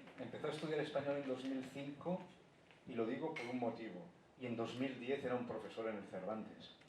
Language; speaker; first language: Spanish; native; Spanish